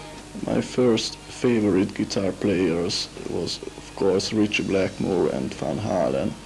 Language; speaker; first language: English; non-native, learner; Hungarian